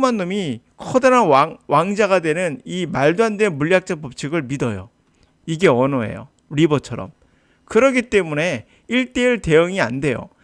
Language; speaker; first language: Korean; native; Korean